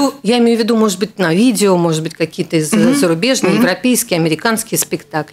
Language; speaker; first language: Russian; native; Russian